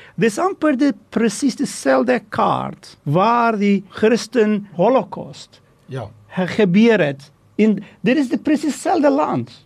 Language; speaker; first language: Afrikaans; non-native, fluent; Turkish